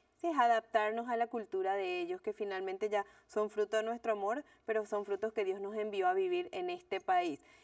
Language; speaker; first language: Spanish; native; Spanish